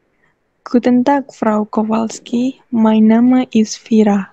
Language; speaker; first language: German; non-native, learner; Indonesian